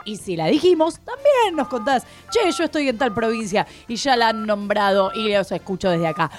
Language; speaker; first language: Spanish; native; Spanish